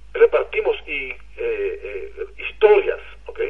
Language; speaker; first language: Spanish; non-native, fluent; Hebrew